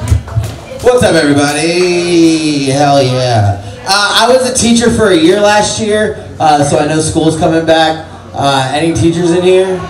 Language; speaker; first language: English; native; English